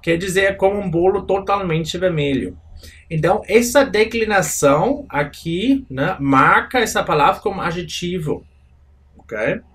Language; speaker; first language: Portuguese; non-native, fluent; German